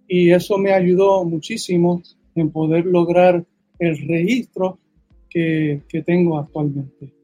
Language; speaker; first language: Spanish; early bilingual, heritage; Spanish